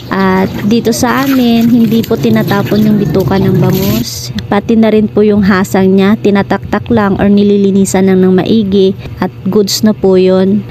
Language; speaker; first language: Filipino; non-native, local second language; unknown